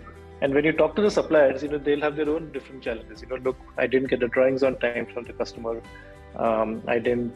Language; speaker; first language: English; non-native, local second language; Odia